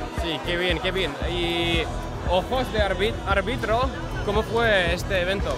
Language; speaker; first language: Spanish; non-native, learner; Finnish